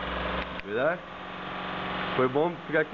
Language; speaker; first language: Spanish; non-native, learner; English